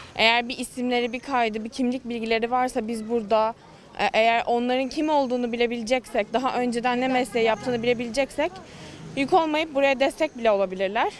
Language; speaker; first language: Turkish; native; Turkish